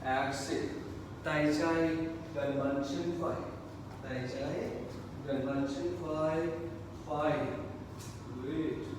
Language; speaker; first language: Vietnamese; non-native, learner; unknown